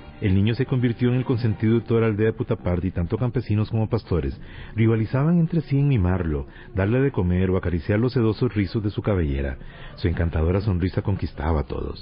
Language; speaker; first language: Spanish; native; Spanish